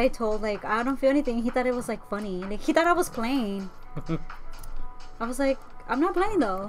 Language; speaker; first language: English; native; English